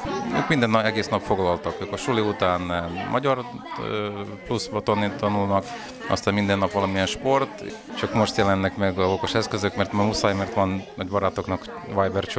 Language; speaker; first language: Hungarian; non-native, learner; Ukrainian